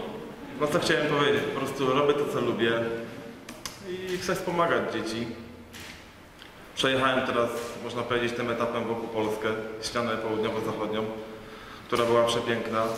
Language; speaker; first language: Polish; native; Polish